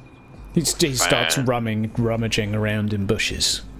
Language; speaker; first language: English; native; English